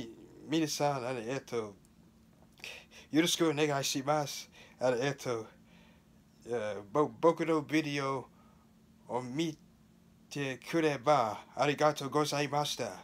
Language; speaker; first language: Japanese; non-native, learner; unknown